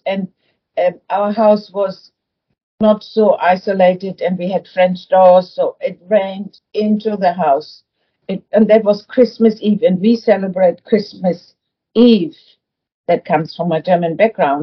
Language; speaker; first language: English; non-native, fluent; German